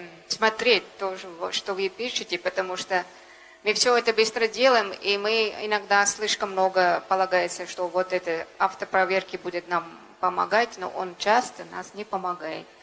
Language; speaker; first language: Russian; non-native, fluent; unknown